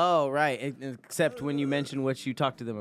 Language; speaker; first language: English; native; English